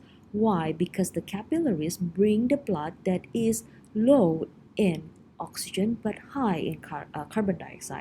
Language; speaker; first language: English; non-native, fluent; Indonesian